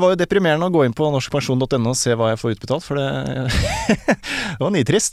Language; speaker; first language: Norwegian; native; Norwegian